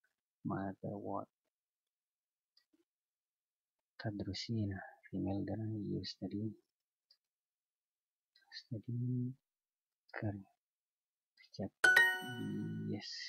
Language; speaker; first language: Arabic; non-native, learner; Indonesian